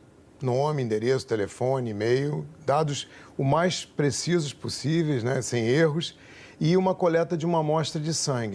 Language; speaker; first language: Portuguese; native; Portuguese